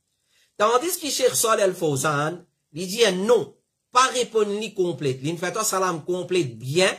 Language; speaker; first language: French; non-native, local second language; Morisyen